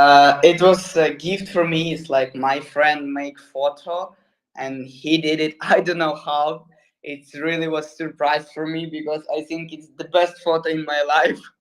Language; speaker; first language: English; non-native, learner; Ukrainian